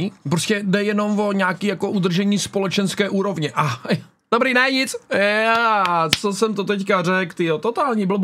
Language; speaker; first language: Czech; native; Czech